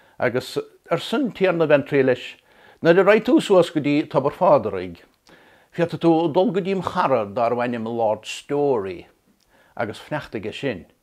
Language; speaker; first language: Irish; native; Irish